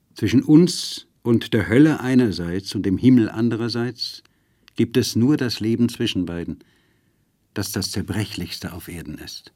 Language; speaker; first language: German; native; German